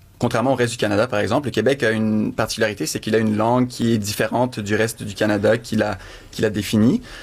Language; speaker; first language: French; early bilingual, other home language; Arabic